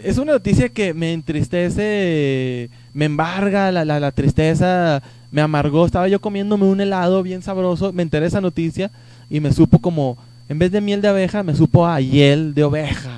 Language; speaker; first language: Spanish; native; Spanish